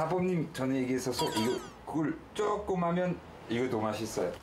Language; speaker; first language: Korean; non-native, learner; French